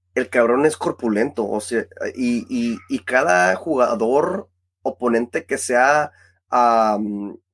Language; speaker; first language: Spanish; early bilingual, heritage; Spanish